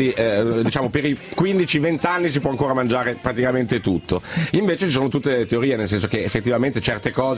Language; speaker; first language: Italian; native; Italian